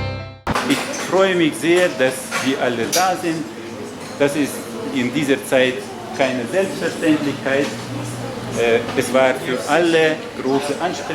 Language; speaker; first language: German; non-native, fluent; Russian